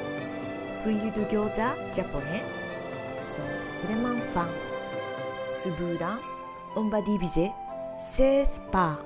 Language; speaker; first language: French; non-native, learner; Japanese